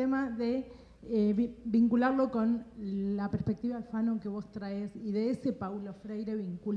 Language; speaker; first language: Spanish; native; Spanish